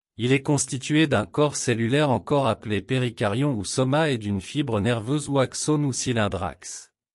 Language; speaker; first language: French; non-native, local second language; Wolof